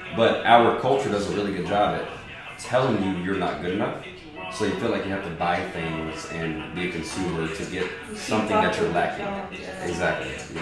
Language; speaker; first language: English; native; English